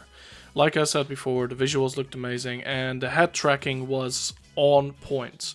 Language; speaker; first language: English; native; English